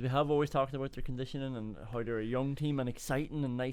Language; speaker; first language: English; native; English